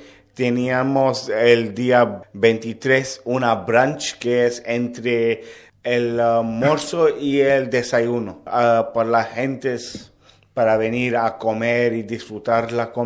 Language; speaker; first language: Spanish; non-native, learner; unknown